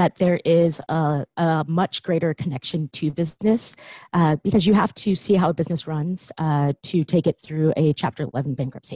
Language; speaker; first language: English; native; English